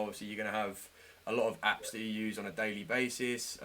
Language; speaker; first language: English; native; English